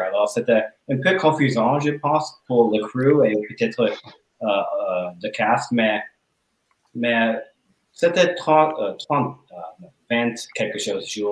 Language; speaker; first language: French; non-native, learner; English